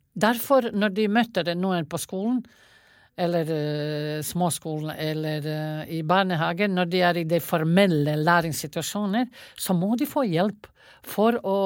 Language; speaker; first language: Norwegian; non-native, fluent; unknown